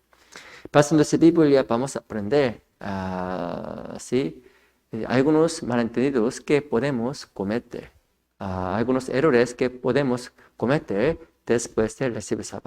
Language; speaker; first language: Spanish; non-native, fluent; Korean